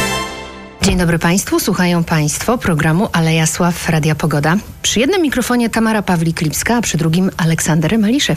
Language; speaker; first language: Polish; native; Polish